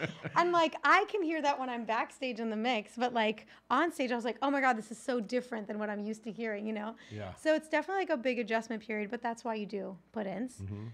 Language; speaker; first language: English; native; English